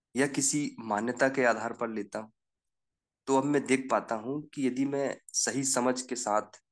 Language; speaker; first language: Hindi; native; Hindi